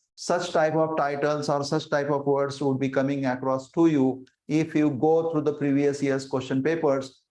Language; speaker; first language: English; non-native, local second language; Marathi